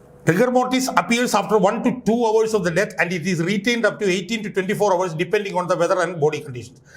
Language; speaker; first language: English; non-native, local second language; Malayalam